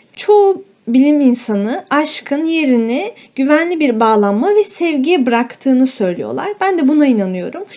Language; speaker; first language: Turkish; native; Turkish